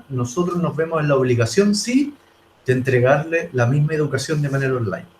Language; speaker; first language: Spanish; native; Spanish